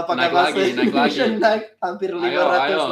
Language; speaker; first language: Indonesian; non-native, learner; English